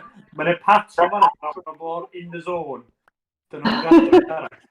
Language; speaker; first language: Welsh; native; Welsh